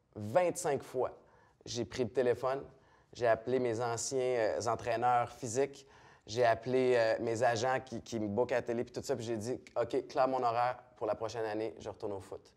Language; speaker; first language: French; native; French